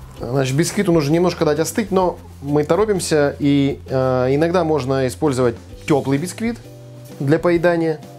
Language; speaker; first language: Russian; native; Russian